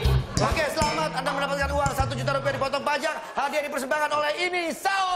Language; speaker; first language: Indonesian; native; Indonesian